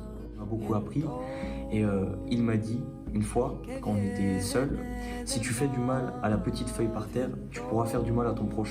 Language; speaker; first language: French; native; French